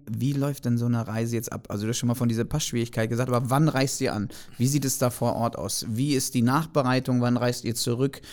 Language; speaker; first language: German; native; German